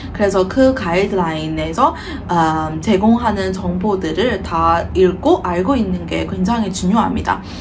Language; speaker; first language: Korean; non-native, fluent; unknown